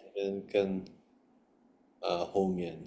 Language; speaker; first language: Chinese; non-native, learner; Indonesian